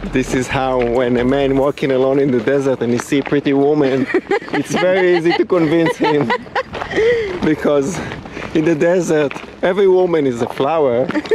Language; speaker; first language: English; non-native, fluent; Hebrew